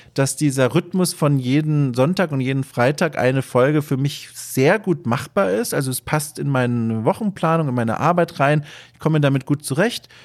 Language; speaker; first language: German; native; German